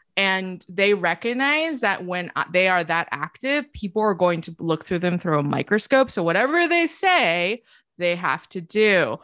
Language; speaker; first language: English; early bilingual, other home language; Chinese